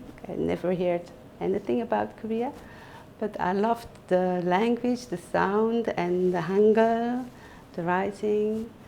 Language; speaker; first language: English; non-native, fluent; Dutch